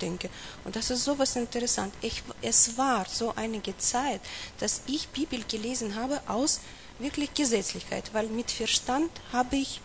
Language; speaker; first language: German; non-native, learner; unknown